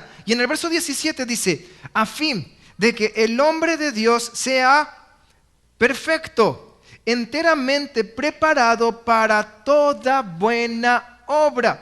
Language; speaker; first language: Spanish; native; Spanish